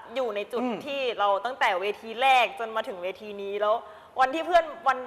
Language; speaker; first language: Thai; native; Thai